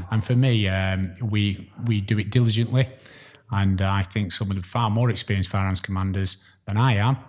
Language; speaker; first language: English; native; English